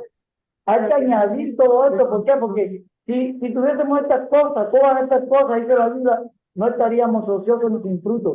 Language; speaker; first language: Spanish; native; Spanish